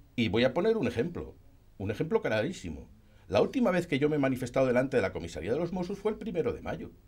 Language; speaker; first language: Spanish; non-native, local second language; Catalan